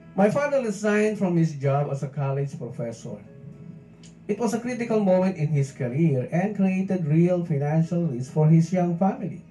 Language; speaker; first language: English; non-native, local second language; Filipino